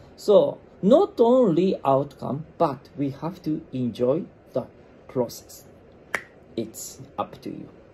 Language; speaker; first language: English; non-native, fluent; Japanese